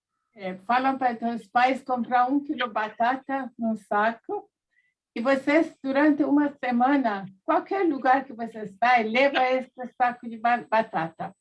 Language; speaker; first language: Portuguese; non-native, fluent; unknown